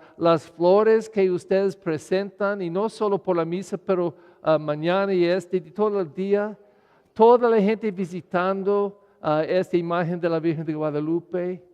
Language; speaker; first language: Spanish; non-native, fluent; English